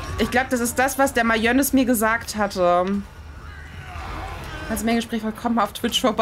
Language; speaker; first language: German; native; German